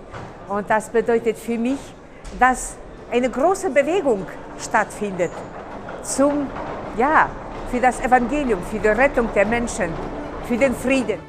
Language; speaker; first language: German; non-native, fluent; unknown